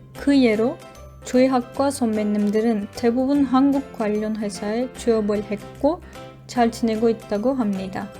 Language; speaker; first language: Korean; non-native, learner; Turkish